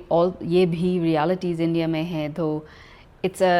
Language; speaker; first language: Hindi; non-native, learner; English